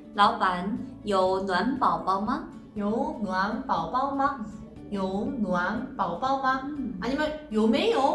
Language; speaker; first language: Chinese; non-native, fluent; Korean